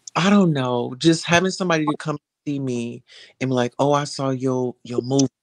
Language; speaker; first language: English; native; English